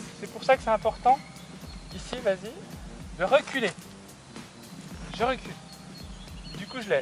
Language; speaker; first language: French; native; French